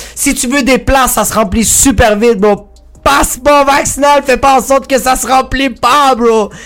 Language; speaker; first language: French; early bilingual, other home language; Spanish